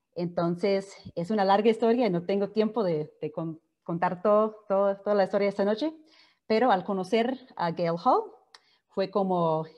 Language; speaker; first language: Spanish; non-native, fluent; English